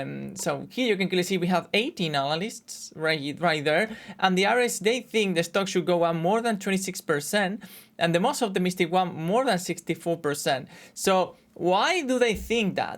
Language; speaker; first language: English; non-native, fluent; Spanish